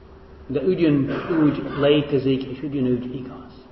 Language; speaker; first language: Hungarian; non-native, fluent; English